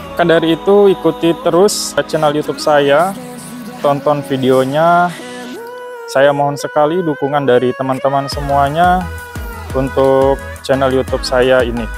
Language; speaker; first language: Indonesian; native; Indonesian